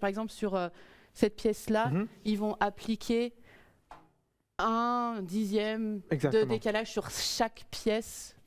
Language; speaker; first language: French; native; French